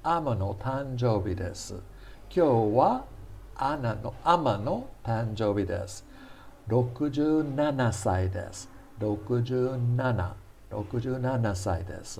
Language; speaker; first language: Japanese; non-native, fluent; English